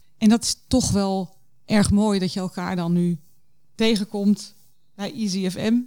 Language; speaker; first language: Dutch; native; Dutch